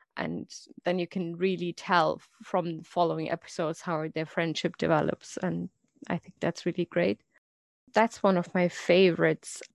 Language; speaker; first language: English; non-native, fluent; German